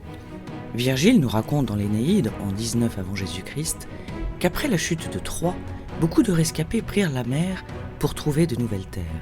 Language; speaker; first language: French; native; French